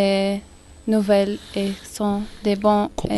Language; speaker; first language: French; non-native, learner; Arabic